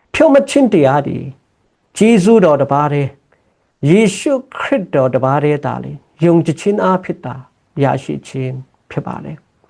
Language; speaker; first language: Burmese; non-native, local second language; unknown